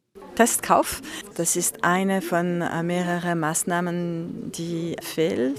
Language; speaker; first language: German; non-native, local second language; French